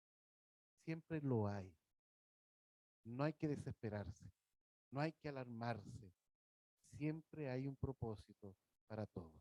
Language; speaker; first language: Spanish; native; Spanish